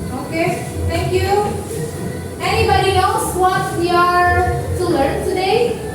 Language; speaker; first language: English; non-native, fluent; Indonesian